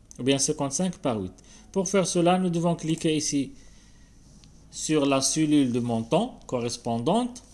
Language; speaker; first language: French; non-native, local second language; Arabic